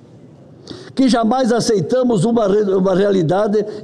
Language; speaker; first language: Portuguese; native; Portuguese